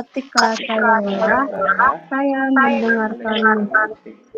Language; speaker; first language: Indonesian; non-native, learner; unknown